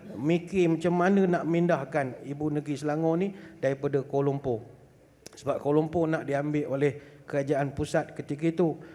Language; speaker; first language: Malay; native; Malay